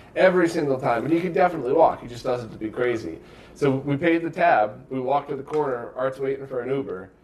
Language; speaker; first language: English; native; English